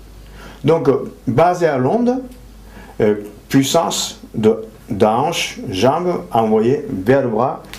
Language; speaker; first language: French; non-native, fluent; Japanese